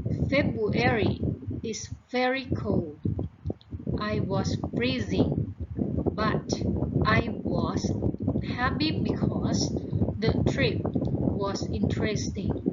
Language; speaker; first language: English; non-native, fluent; Thai